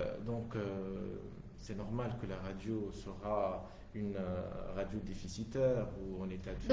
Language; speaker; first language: French; non-native, local second language; Arabic